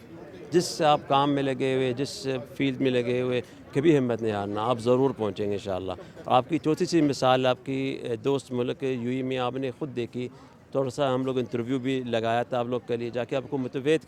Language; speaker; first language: Hindi; non-native, fluent; Arabic